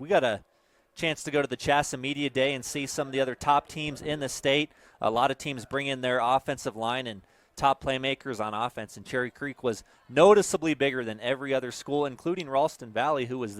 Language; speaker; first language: English; native; English